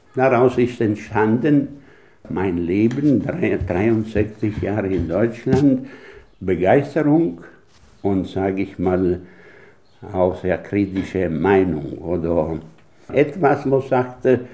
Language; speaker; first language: German; non-native, fluent; Italian